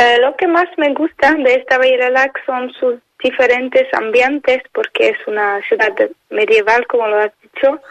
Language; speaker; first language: Spanish; non-native, fluent; French